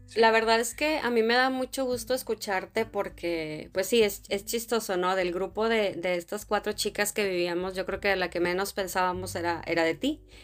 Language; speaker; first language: Spanish; native; Spanish